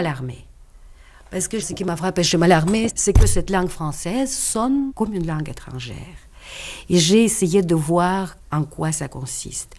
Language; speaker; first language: French; non-native, fluent; Russian